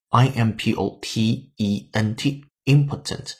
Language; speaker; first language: English; non-native, fluent; Chinese